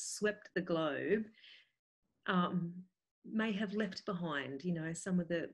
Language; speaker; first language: English; native; English